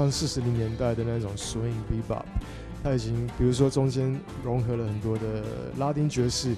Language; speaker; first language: Chinese; early bilingual, heritage; Chinese